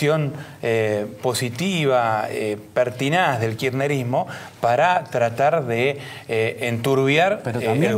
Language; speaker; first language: Spanish; native; Spanish